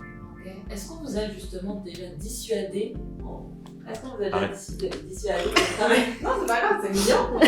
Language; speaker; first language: French; native; French